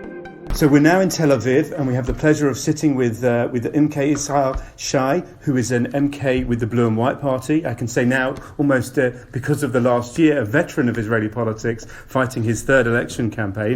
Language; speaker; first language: English; native; English